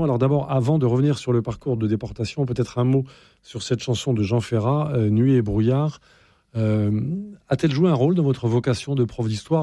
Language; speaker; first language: French; native; French